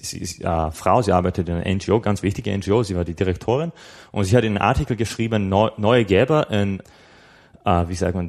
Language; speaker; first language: German; non-native, fluent; Slovak